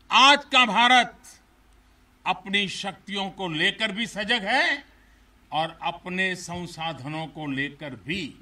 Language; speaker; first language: Hindi; non-native, local second language; Gujarati